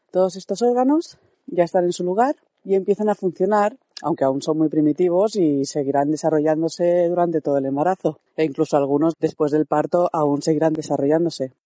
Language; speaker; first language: Spanish; native; Spanish